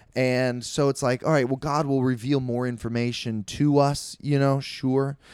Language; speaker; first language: English; native; English